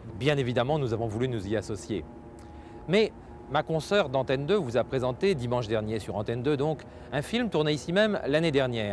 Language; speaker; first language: French; native; French